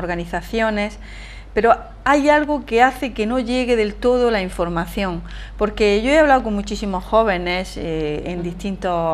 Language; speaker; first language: Spanish; native; Spanish